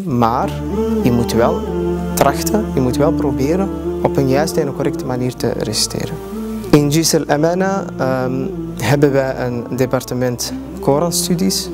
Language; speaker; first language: Dutch; early bilingual, other home language; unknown